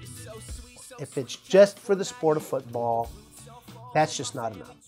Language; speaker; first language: English; native; English